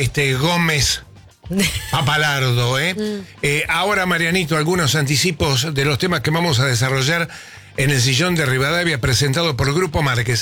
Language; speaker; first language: Spanish; native; Spanish